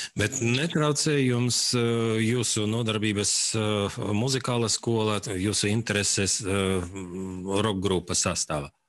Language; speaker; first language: Latvian; non-native, local second language; Russian